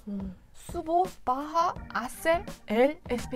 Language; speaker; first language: Spanish; non-native, learner; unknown